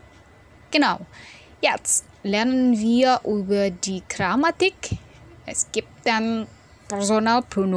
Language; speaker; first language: German; non-native, fluent; Indonesian